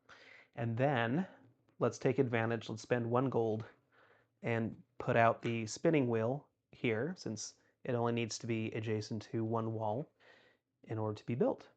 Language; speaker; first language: English; native; English